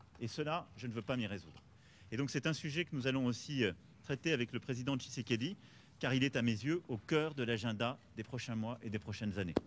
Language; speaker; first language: French; native; French